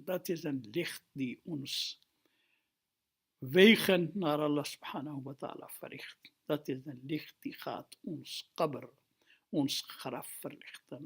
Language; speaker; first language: Dutch; non-native, fluent; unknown